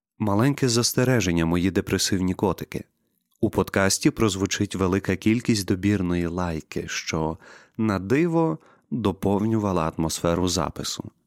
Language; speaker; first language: Ukrainian; native; Ukrainian